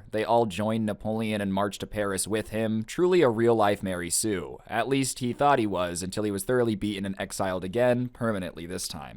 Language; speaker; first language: English; native; English